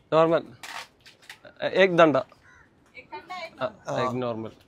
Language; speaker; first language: Hindi; non-native, local second language; Malayalam